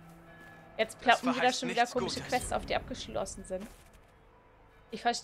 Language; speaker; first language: German; native; German